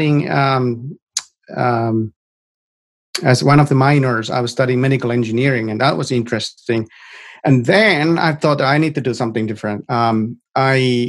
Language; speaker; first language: English; non-native, fluent; Finnish